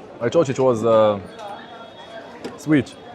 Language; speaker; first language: English; non-native, learner; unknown